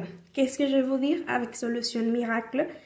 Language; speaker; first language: French; non-native, learner; Spanish